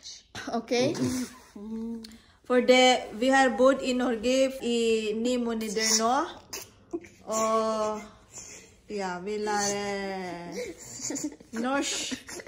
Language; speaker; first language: Norwegian; non-native, learner; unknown